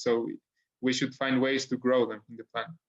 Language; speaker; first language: English; non-native, fluent; Spanish